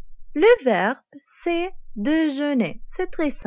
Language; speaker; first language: French; non-native, fluent; Arabic